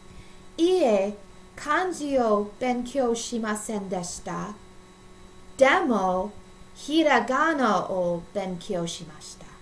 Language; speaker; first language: Japanese; non-native, learner; English